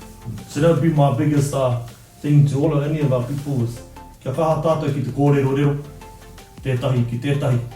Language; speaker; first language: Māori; non-native, local second language; English